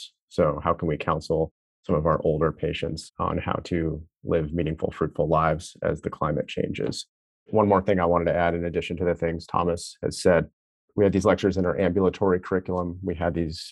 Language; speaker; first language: English; native; English